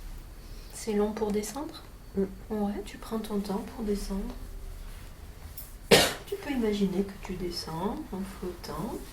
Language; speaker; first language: French; native; French